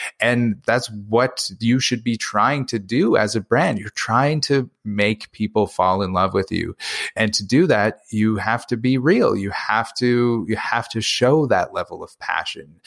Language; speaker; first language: English; native; English